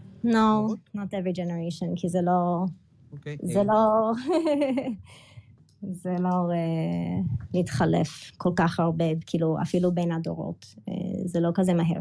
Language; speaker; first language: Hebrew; early bilingual, other home language; English